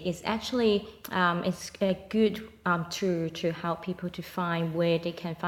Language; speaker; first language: English; non-native, local second language; Cantonese